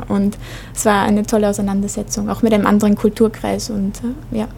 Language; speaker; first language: German; native; German